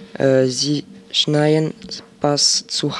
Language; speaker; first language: German; non-native, learner; French